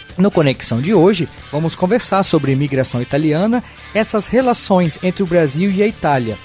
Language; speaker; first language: Portuguese; native; Portuguese